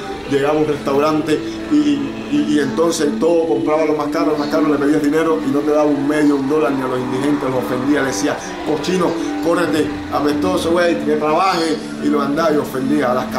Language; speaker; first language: Spanish; native; Spanish